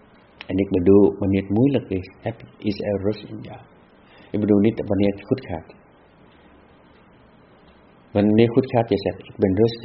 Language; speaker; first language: Dutch; non-native, fluent; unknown